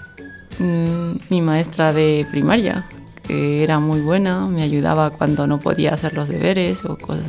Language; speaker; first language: Spanish; native; Spanish